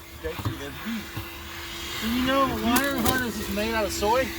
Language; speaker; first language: English; native; English